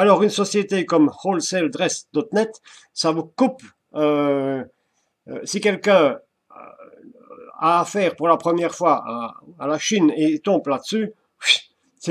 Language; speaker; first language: French; native; French